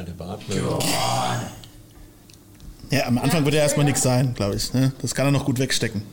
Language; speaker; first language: German; native; German